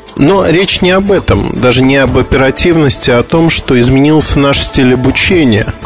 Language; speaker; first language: Russian; native; Russian